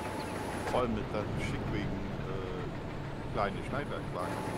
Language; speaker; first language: German; native; German